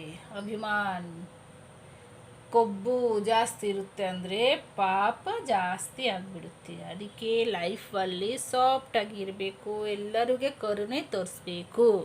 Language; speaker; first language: Kannada; non-native, local second language; Hindi